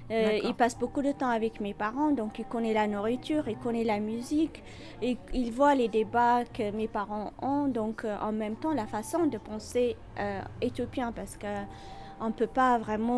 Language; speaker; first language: French; non-native, fluent; Amharic